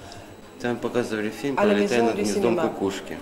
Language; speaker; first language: Russian; native; Russian